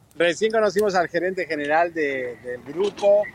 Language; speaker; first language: Spanish; native; Spanish